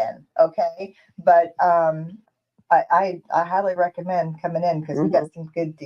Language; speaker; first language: English; native; English